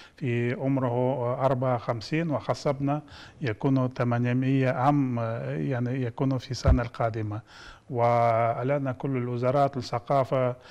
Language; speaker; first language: Arabic; non-native, fluent; Kazakh